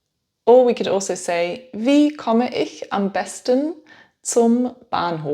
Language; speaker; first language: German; non-native, fluent; English